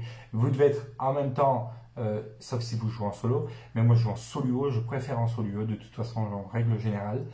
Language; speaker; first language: French; native; French